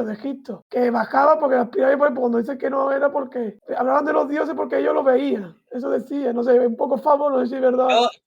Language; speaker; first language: Spanish; native; Spanish